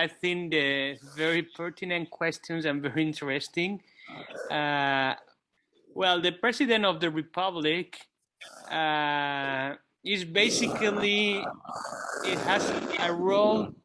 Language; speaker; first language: English; non-native, fluent; Kabuverdianu